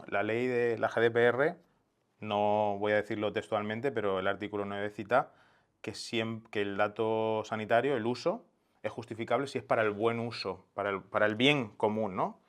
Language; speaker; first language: Spanish; native; Spanish